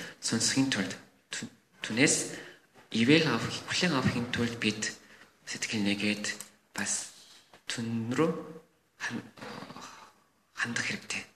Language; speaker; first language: Mongolian; non-native, fluent; Korean